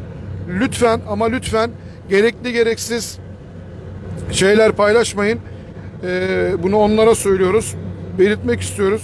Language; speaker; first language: Turkish; native; Turkish